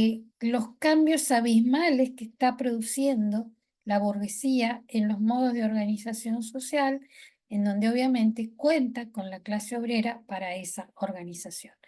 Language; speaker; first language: Spanish; native; Spanish